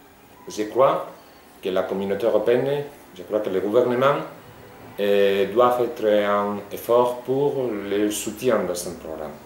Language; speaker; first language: French; non-native, fluent; Spanish